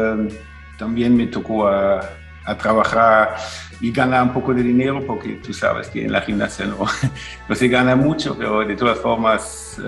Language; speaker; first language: Spanish; non-native, fluent; German